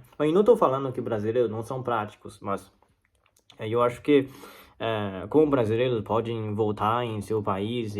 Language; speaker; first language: Portuguese; non-native, learner; Chinese